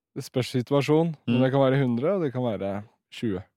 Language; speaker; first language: Norwegian; early bilingual, other home language; Riffian